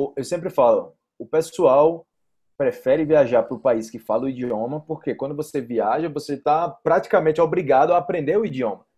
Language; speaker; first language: Portuguese; native; Portuguese